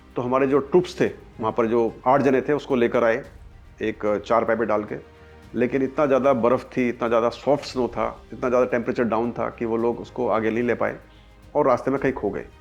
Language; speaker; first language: Hindi; native; Hindi